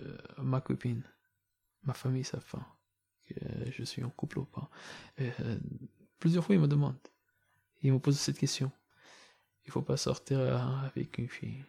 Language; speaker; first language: French; non-native, learner; Persian